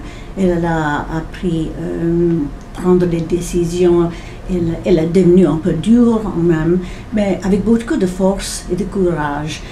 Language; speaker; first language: French; non-native, fluent; English